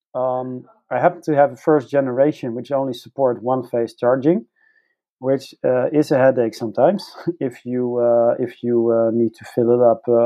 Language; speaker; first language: English; non-native, fluent; Dutch